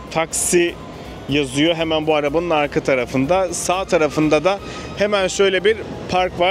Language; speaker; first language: Turkish; native; Turkish